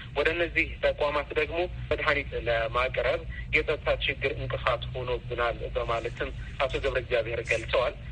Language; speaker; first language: Amharic; non-native, local second language; Tigrinya